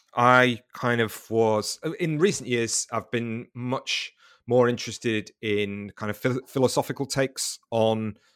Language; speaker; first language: English; native; English